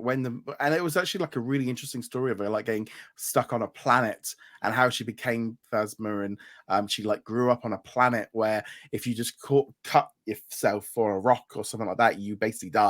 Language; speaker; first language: English; native; English